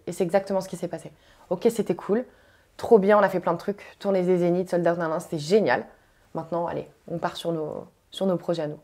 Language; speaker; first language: French; native; French